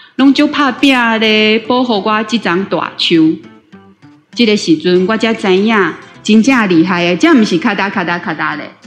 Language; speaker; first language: Chinese; native; Chinese